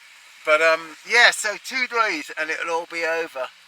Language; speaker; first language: English; native; English